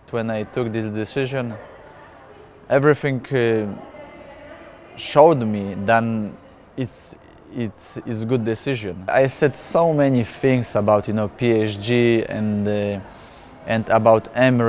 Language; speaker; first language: English; non-native, fluent; Polish